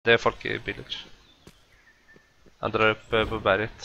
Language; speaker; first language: Swedish; native; Swedish